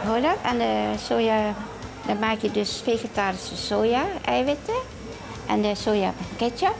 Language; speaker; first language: Dutch; non-native, fluent; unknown